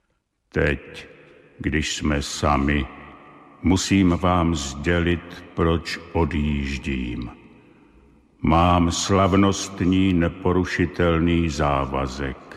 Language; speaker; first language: Czech; native; Czech